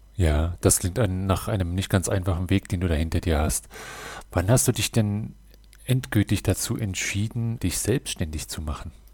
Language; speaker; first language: German; native; German